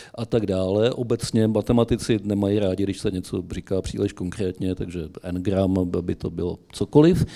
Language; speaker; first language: Czech; native; Czech